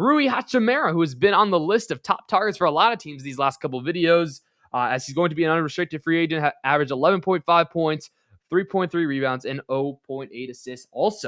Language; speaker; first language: English; native; English